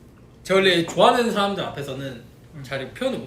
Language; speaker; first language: Korean; native; Korean